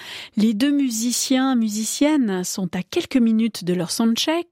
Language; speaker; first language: French; native; French